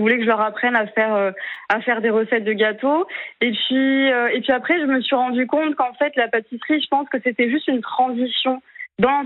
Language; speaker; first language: French; native; French